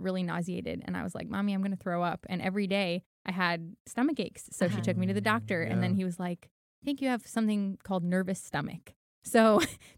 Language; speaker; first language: English; native; English